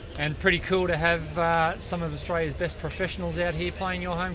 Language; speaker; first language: English; native; English